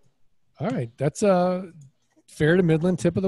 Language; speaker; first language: English; native; English